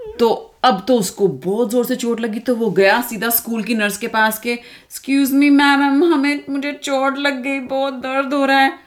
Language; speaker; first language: Hindi; native; Hindi